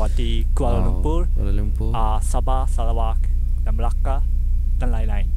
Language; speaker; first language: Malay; non-native, learner; Japanese